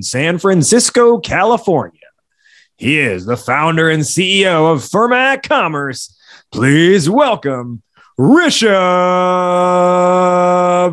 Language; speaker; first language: English; native; English